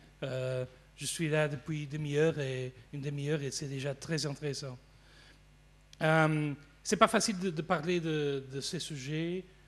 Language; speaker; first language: French; non-native, fluent; Portuguese